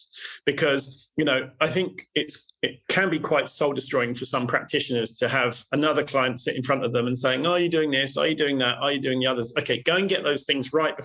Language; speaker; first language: English; native; English